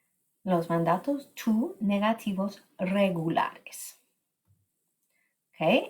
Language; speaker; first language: Spanish; non-native, fluent; English